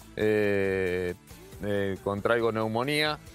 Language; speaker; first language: Spanish; native; Spanish